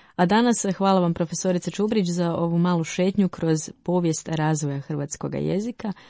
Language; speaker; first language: Croatian; native; Croatian